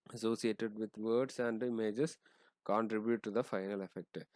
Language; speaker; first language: English; non-native, local second language; Malayalam